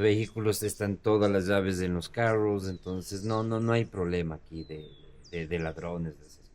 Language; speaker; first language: Spanish; native; Spanish